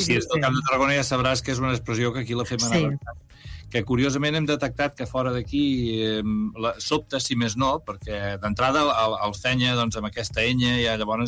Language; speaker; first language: Catalan; native; Catalan